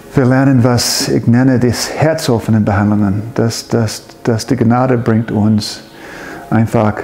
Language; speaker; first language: German; non-native, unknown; English